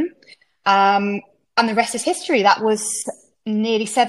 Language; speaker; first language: English; native; English